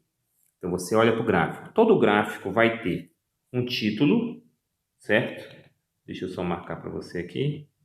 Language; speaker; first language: Portuguese; native; Portuguese